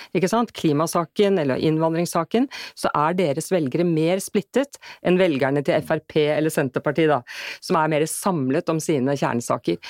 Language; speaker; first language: Norwegian; native; Norwegian